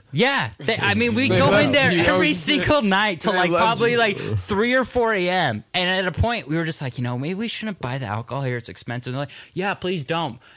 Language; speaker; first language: English; native; English